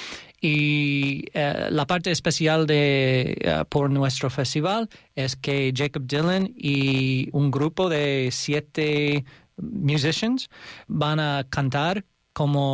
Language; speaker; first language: Spanish; non-native, learner; English